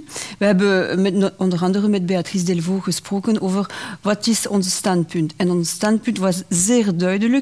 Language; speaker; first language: Dutch; non-native, local second language; French